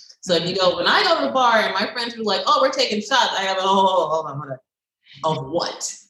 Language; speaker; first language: English; native; English